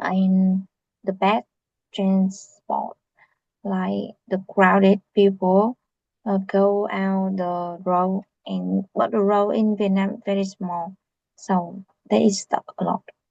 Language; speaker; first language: English; non-native, learner; Vietnamese